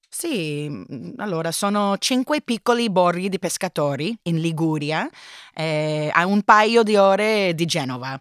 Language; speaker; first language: Italian; non-native, learner; English